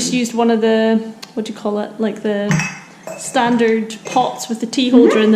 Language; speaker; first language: English; native; English